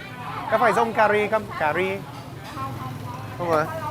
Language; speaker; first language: Vietnamese; non-native, learner; English